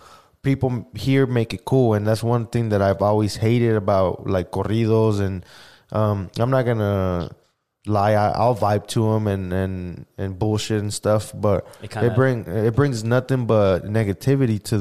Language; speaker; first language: English; early bilingual, other home language; Spanish